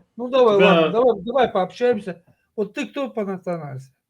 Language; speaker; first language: Russian; native; Russian